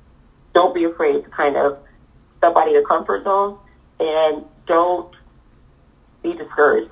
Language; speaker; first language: English; native; English